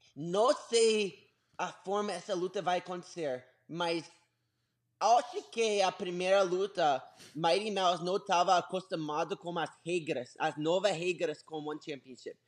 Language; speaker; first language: Portuguese; non-native, learner; English